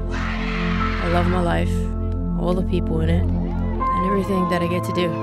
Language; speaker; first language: English; native; English